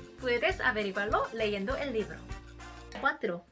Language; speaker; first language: Spanish; non-native, learner; Korean